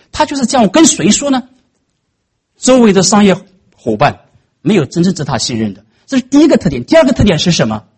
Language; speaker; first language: Chinese; native; Chinese